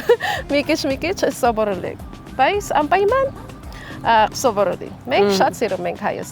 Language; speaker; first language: Armenian; non-native, learner; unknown